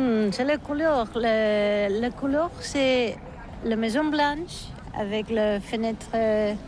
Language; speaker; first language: French; non-native, learner; Catalan